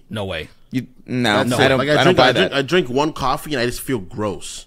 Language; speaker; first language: English; native; English